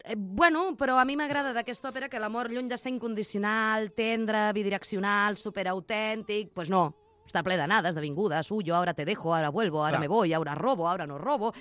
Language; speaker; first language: Catalan; early bilingual, other home language; Spanish